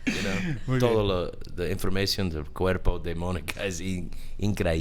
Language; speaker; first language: Spanish; non-native, learner; English